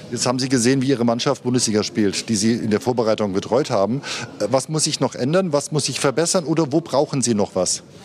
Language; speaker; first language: German; native; German